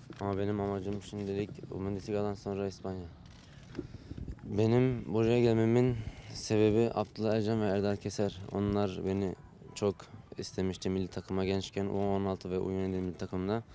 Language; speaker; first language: Turkish; early bilingual, heritage; Turkish